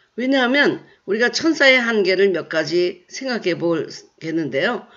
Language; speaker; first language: Korean; native; Korean